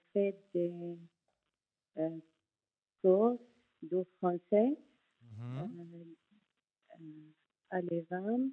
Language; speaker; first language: French; non-native, learner; Arabic